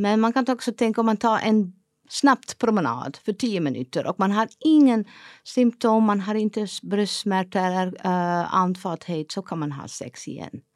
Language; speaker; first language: Swedish; non-native, fluent; Dutch